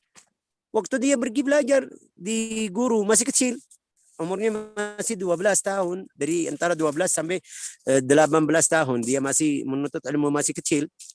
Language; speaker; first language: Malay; non-native, fluent; Arabic